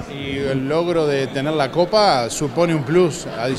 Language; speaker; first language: Spanish; native; Spanish